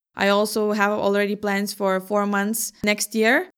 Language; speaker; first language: English; non-native, fluent; Lithuanian